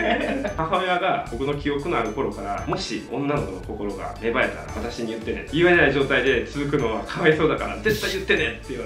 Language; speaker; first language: Japanese; native; Japanese